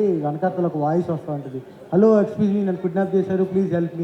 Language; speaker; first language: Telugu; native; Telugu